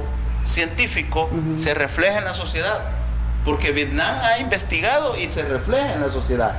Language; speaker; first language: Spanish; native; Spanish